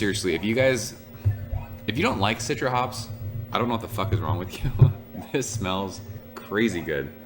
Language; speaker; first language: English; native; English